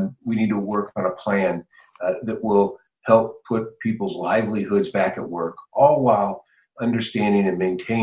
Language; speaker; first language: English; native; English